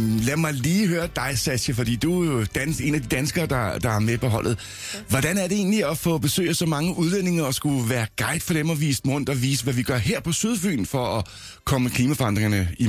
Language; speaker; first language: Danish; native; Danish